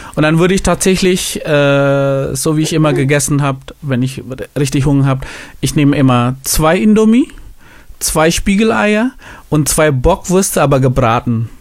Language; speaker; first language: German; non-native, fluent; Indonesian